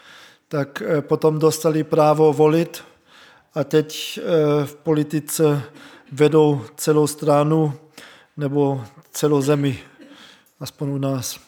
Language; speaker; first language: Czech; non-native, fluent; German